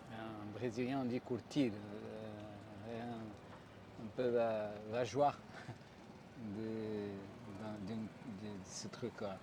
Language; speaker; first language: French; non-native, fluent; Portuguese